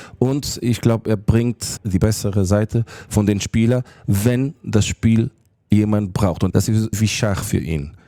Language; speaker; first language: German; non-native, fluent; Portuguese